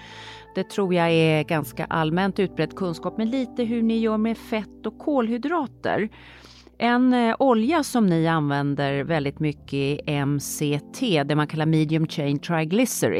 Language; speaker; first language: Swedish; native; Swedish